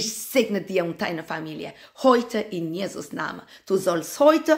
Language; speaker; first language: German; non-native, fluent; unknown